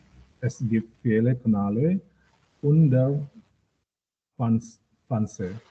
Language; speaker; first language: German; non-native, learner; Indonesian